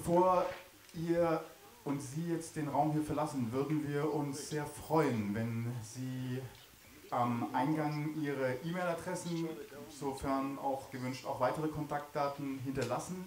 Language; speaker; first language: German; native; German